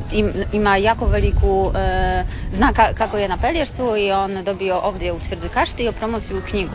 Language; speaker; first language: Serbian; non-native, learner; Polish